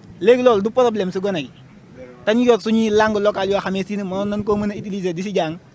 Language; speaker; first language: Wolof; non-native, local second language; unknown